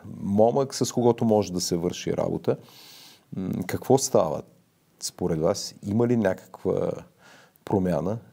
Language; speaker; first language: Bulgarian; native; Bulgarian